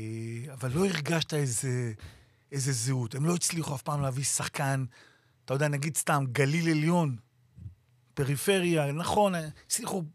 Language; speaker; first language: Hebrew; native; Hebrew